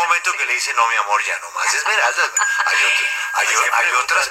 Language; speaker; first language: Spanish; native; Spanish